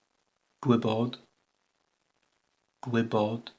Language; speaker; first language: Welsh; non-native, learner; English